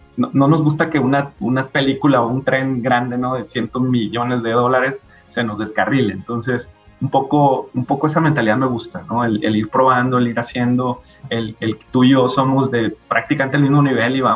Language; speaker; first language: Spanish; native; Spanish